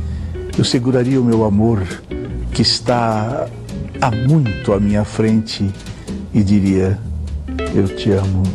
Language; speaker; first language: Portuguese; native; Portuguese